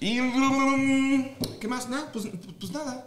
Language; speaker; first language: Spanish; native; Spanish